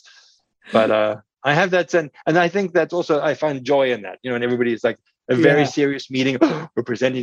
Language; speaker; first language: English; native; English